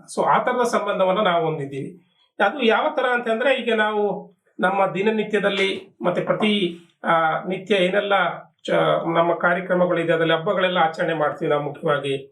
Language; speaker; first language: Kannada; non-native, local second language; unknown